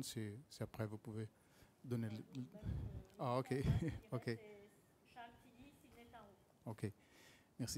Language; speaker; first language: French; non-native, learner; Portuguese